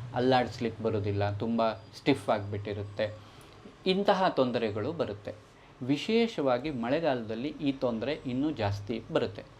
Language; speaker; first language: Kannada; native; Kannada